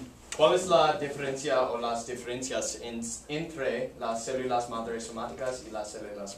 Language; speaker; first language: Spanish; non-native, learner; English